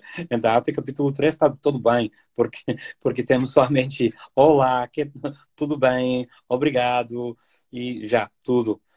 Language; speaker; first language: Portuguese; non-native, fluent; English